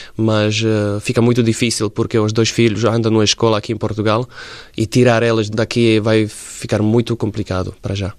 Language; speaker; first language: Portuguese; non-native, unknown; Slovak